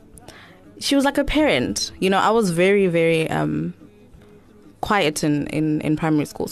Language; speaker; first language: English; non-native, local second language; Xhosa